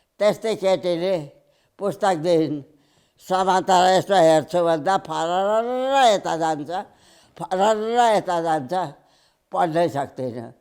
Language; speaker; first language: Nepali; early bilingual, heritage; Nepali